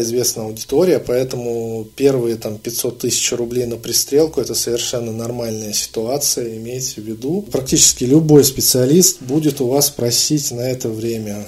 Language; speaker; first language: Russian; native; Russian